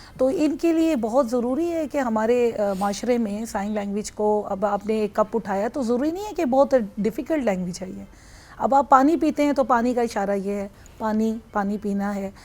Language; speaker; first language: Urdu; non-native, local second language; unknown